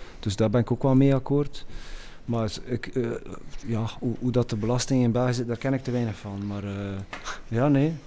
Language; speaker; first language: Dutch; native; Dutch